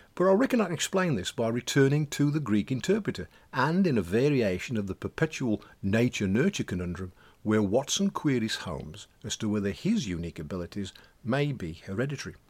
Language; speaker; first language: English; native; English